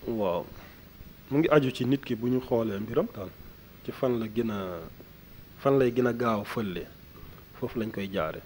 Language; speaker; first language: Wolof; non-native, local second language; Fula